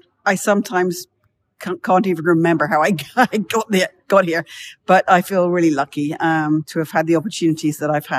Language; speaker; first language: English; native; English